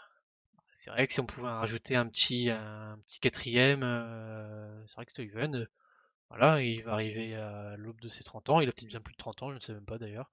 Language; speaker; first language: French; native; French